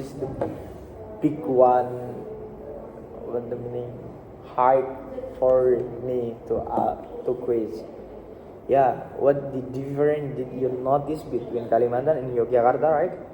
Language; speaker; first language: English; non-native, learner; Indonesian